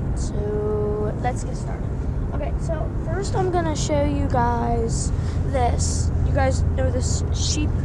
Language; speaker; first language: English; native; English